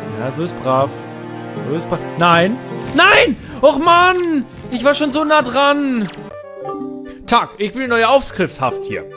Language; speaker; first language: German; native; German